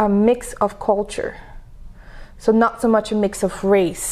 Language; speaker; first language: English; non-native, fluent; French